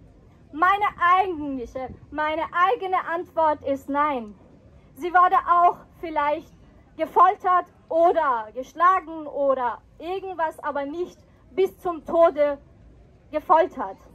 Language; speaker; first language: German; non-native, fluent; Persian